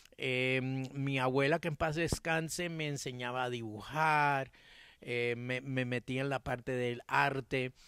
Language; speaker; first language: Spanish; early bilingual, heritage; Spanish